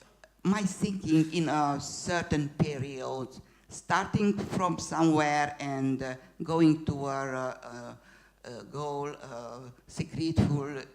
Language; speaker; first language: English; non-native, fluent; Hungarian